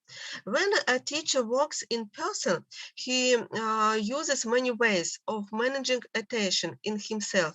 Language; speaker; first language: English; non-native, learner; Russian